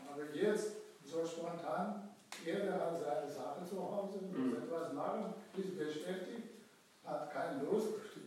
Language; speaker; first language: German; non-native, fluent; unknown